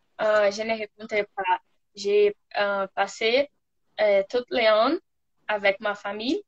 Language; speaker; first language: French; non-native, learner; Portuguese